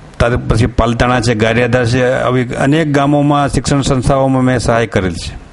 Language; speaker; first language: Gujarati; native; Gujarati